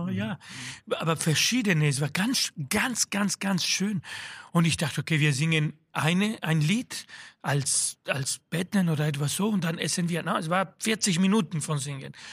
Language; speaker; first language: German; non-native, fluent; Spanish